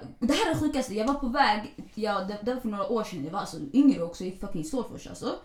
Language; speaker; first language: Swedish; early bilingual, other home language; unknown